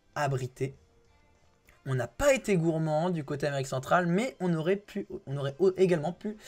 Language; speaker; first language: French; native; French